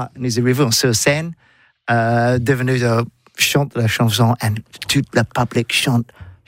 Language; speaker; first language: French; non-native, learner; English